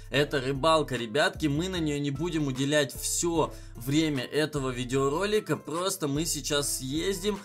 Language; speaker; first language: Russian; native; Russian